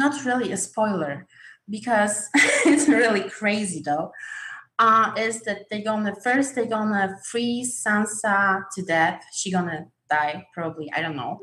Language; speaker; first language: English; non-native, learner; Polish